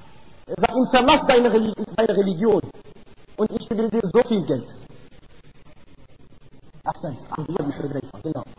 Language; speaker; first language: German; non-native, fluent; Arabic